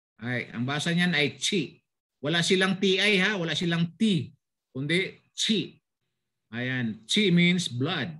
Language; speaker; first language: Filipino; native; Filipino